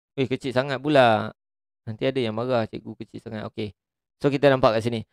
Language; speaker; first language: Malay; native; Malay